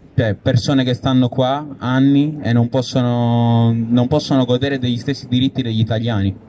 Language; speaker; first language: Italian; native; Italian